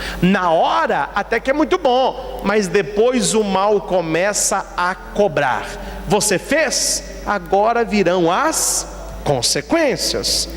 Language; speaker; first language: Portuguese; native; Portuguese